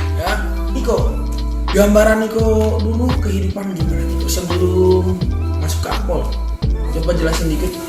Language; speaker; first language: Indonesian; native; Indonesian